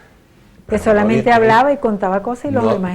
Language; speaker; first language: Spanish; native; Spanish